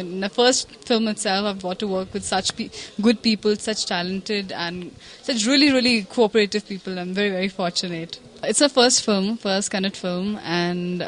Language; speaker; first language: English; non-native, local second language; Punjabi